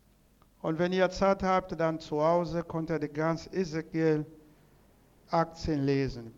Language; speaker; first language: German; non-native, learner; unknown